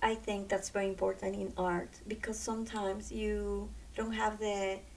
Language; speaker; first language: English; non-native, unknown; Spanish